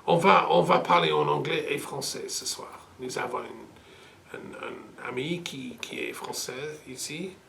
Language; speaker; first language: French; non-native, fluent; English